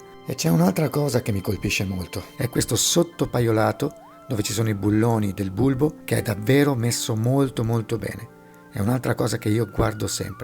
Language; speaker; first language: Italian; native; Italian